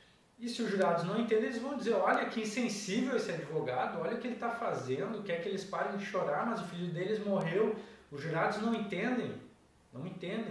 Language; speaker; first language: Portuguese; native; Portuguese